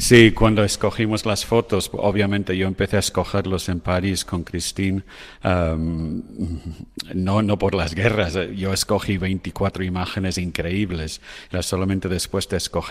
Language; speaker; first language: Spanish; non-native, fluent; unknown